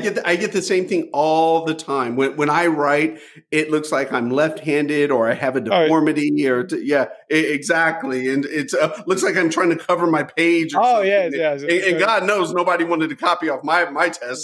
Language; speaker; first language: English; native; English